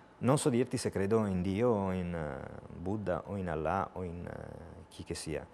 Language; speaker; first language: Italian; native; Italian